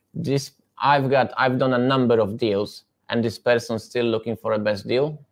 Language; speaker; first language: English; non-native, fluent; Polish